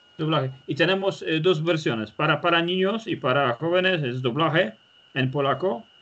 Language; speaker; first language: Spanish; non-native, learner; Polish